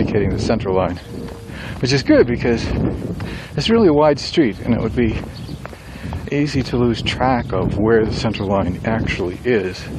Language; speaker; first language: English; native; English